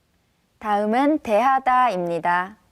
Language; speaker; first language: Korean; native; Korean